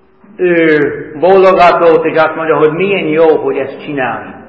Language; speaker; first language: Hungarian; non-native, fluent; English